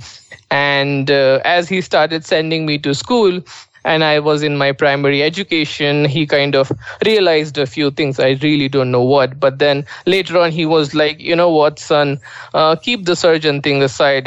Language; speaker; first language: English; non-native, local second language; Marathi